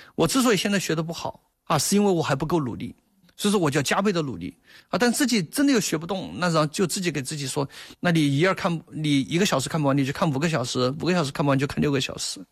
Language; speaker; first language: Chinese; native; Chinese